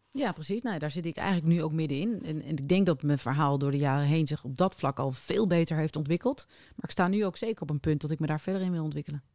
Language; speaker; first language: Dutch; native; Dutch